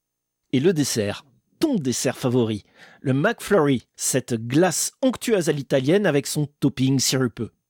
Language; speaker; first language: French; native; French